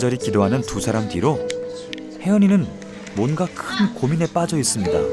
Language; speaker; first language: Korean; native; Korean